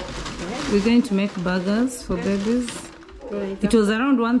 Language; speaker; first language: English; non-native, local second language; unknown